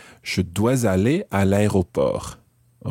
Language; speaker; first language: French; non-native, fluent; English